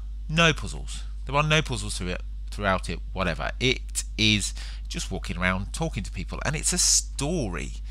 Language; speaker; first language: English; native; English